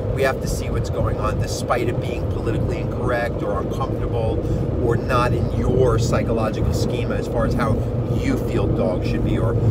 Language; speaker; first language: English; native; English